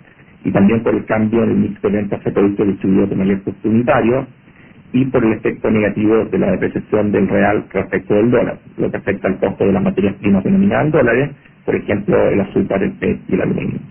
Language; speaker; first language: Spanish; native; Spanish